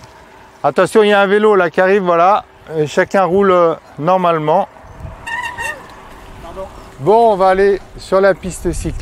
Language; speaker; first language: French; native; French